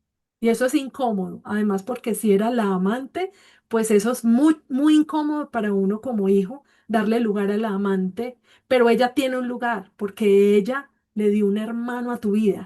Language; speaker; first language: Spanish; native; Spanish